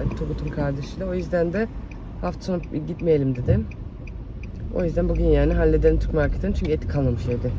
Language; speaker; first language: Turkish; early bilingual, heritage; Turkish